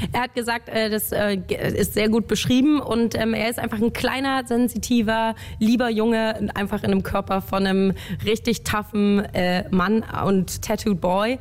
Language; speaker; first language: German; native; German